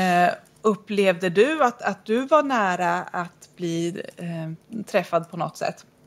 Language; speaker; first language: Swedish; native; Swedish